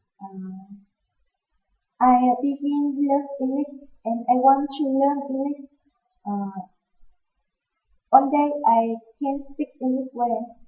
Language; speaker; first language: English; non-native, learner; Vietnamese